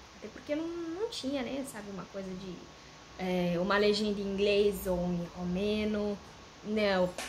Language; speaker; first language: Portuguese; non-native, fluent; Romanian